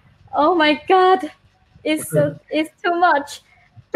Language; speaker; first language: English; non-native, learner; Vietnamese